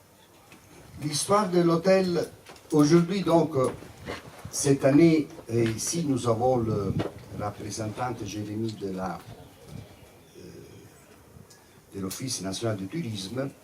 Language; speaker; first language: French; non-native, fluent; Italian